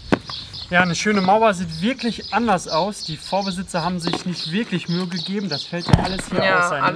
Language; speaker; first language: German; native; German